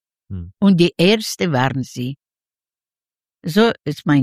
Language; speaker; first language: German; non-native, learner; Yiddish